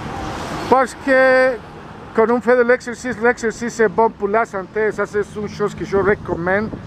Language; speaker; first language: French; non-native, fluent; Spanish